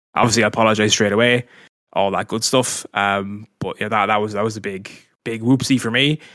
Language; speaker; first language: English; native; English